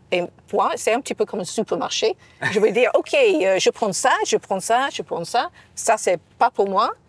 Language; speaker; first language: French; non-native, fluent; English